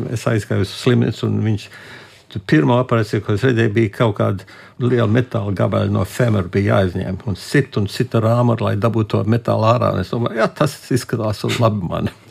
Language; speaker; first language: Latvian; early bilingual, heritage; Latvian